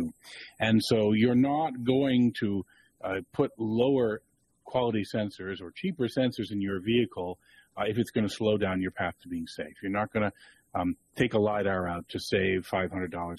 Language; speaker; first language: English; native; English